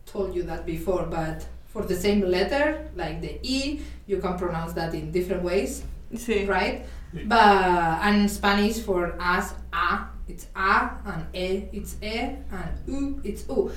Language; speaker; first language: English; non-native, fluent; Spanish